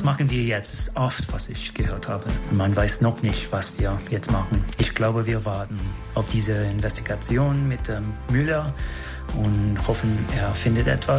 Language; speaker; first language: German; non-native, learner; English